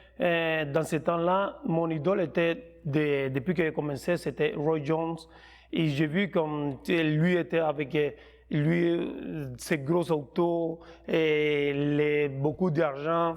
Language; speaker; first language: French; non-native, fluent; Spanish